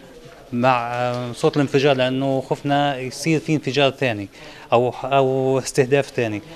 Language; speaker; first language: Arabic; native; Arabic